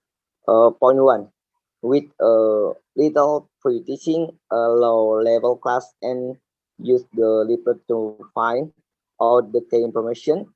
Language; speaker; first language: English; non-native, learner; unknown